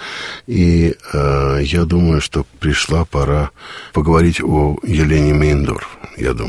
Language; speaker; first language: Russian; native; Russian